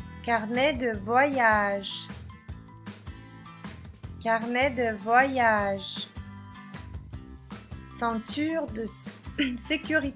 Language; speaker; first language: French; non-native, fluent; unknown